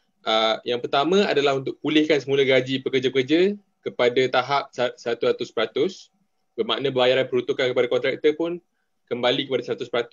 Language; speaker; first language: Malay; native; Malay